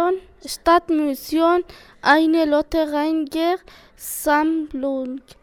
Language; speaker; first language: German; non-native, learner; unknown